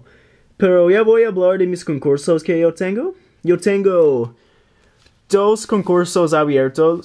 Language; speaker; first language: Spanish; non-native, learner; English